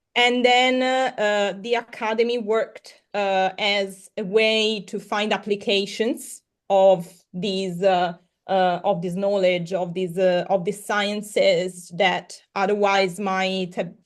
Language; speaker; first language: English; non-native, fluent; Italian